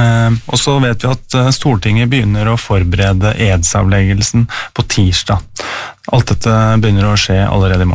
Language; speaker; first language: Norwegian; native; Norwegian